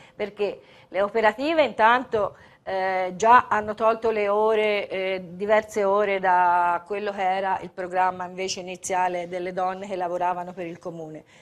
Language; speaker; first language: Italian; native; Italian